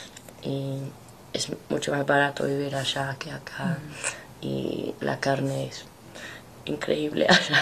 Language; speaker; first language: Spanish; non-native, fluent; English